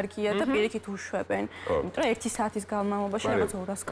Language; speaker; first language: Georgian; native; Georgian